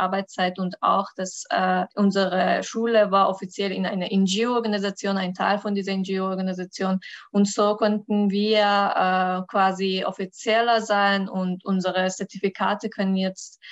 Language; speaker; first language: German; non-native, learner; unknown